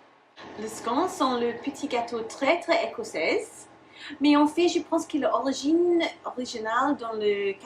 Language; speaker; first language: French; non-native, learner; English